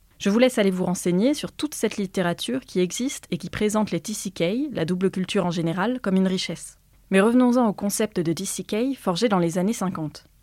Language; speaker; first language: French; native; French